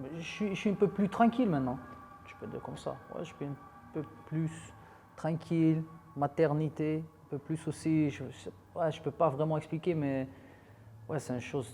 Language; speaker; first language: French; non-native, fluent; Dutch